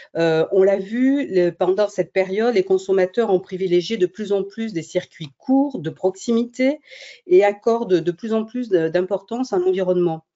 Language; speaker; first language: French; native; French